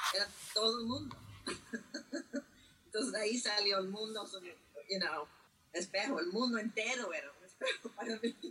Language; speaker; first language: Spanish; early bilingual, heritage; Spanish